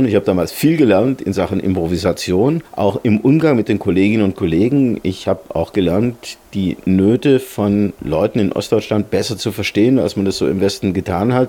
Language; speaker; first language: German; native; German